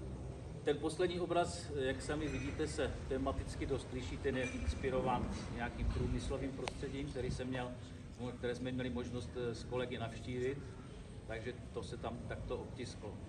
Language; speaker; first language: Czech; native; Czech